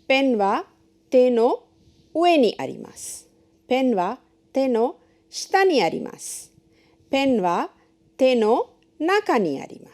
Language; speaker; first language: Japanese; non-native, fluent; Hindi